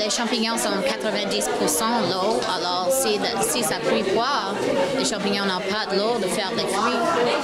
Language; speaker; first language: French; non-native, local second language; English